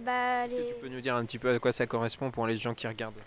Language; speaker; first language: French; native; French